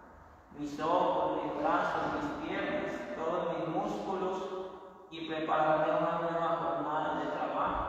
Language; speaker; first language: Spanish; native; Spanish